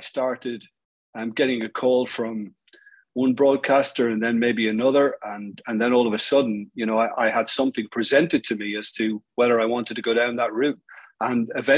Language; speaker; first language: English; native; English